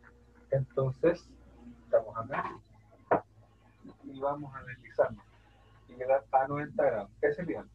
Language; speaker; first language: Spanish; native; Spanish